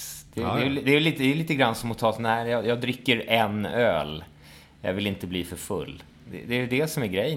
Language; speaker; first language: Swedish; native; Swedish